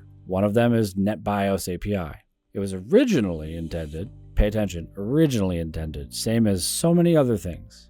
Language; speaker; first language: English; native; English